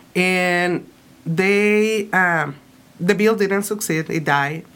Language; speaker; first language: English; early bilingual, other home language; Spanish